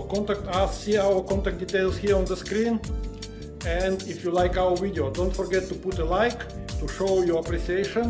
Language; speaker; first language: English; non-native, fluent; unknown